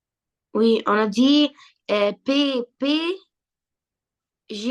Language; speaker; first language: French; non-native, learner; Arabic